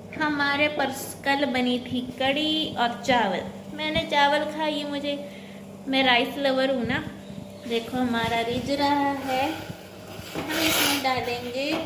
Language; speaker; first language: Hindi; non-native, local second language; Punjabi